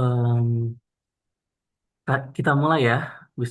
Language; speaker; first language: Indonesian; native; Indonesian